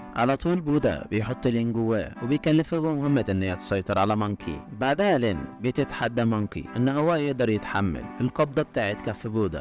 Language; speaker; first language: Arabic; native; Arabic